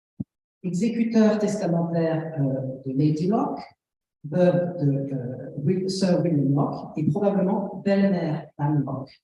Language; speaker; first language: French; native; French